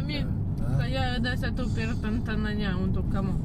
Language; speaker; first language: Indonesian; non-native, learner; Russian